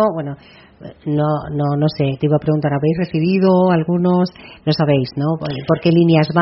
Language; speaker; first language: Spanish; native; Spanish